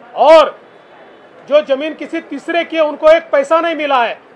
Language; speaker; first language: Hindi; non-native, local second language; Marathi